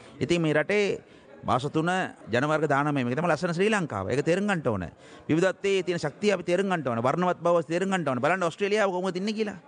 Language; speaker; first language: Sinhala; non-native, local second language; Tamil